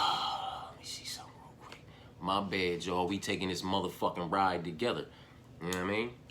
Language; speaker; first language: English; native; English